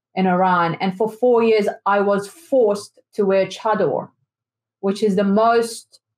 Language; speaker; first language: English; non-native, fluent; Persian